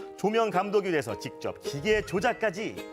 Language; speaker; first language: Korean; native; Korean